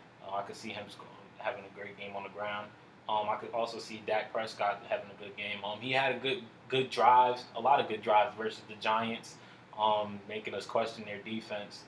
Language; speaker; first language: English; native; English